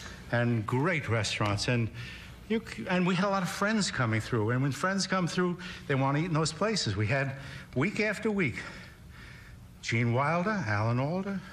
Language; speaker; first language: English; native; English